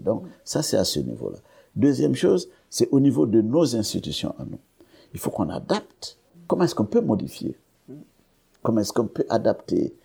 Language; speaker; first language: French; non-native, local second language; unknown